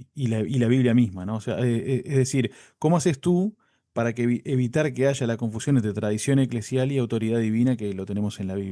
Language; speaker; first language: Spanish; native; Spanish